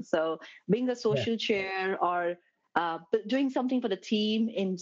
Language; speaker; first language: English; non-native, local second language; Gujarati